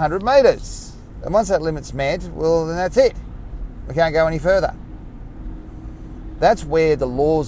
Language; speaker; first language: English; native; English